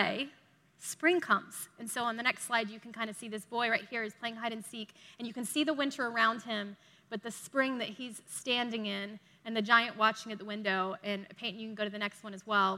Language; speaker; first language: English; native; English